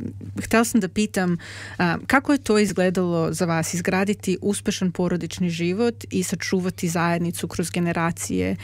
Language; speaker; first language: Croatian; native; Croatian